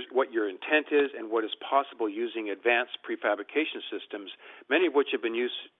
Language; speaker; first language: English; native; English